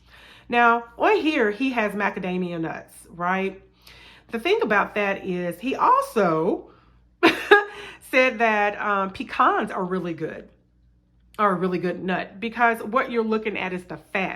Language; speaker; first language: English; native; English